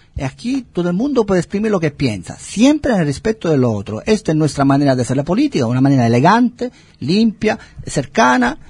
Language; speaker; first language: Spanish; non-native, fluent; Italian